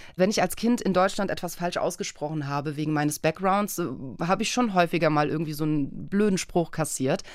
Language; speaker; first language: German; early bilingual, other home language; Polish